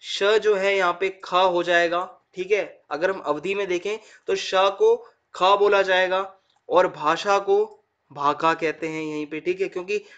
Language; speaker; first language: Hindi; native; Hindi